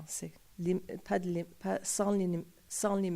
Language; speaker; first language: French; non-native, fluent; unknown